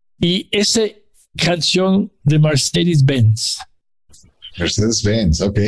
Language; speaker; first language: Spanish; non-native, learner; English